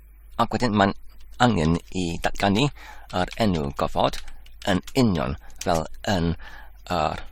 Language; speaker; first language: Welsh; non-native, learner; English